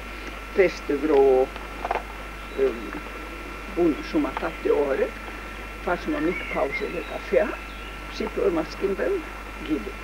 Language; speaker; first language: Romanian; early bilingual, heritage; French